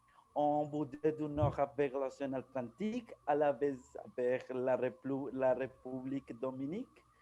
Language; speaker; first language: French; non-native, learner; Spanish